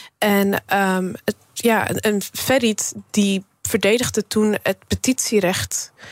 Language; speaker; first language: Dutch; early bilingual, other home language; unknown